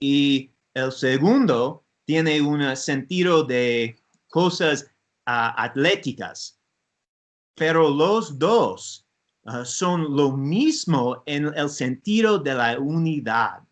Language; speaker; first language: Spanish; non-native, learner; English